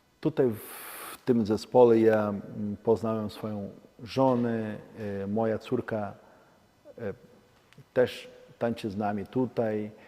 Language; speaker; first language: Polish; non-native, learner; Portuguese